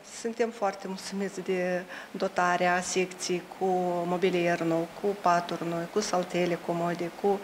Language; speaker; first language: Romanian; native; Romanian